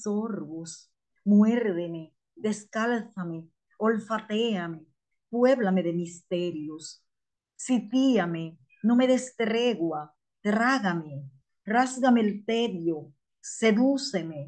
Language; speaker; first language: Spanish; native; Spanish